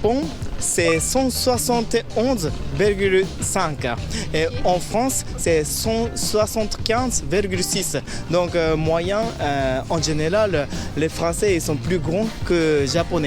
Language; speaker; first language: French; non-native, learner; Japanese